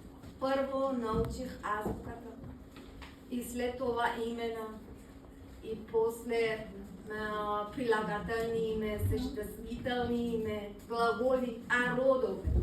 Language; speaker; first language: Bulgarian; non-native, learner; Persian